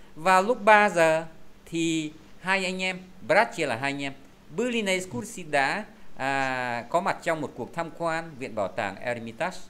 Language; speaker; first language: Vietnamese; native; Vietnamese